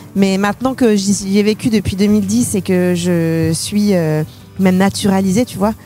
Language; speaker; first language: French; native; French